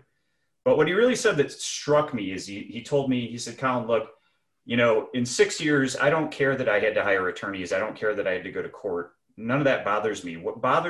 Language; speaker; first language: English; native; English